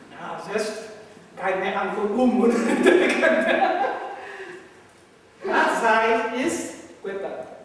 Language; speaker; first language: German; non-native, learner; Vietnamese